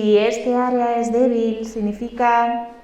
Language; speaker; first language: Spanish; native; Spanish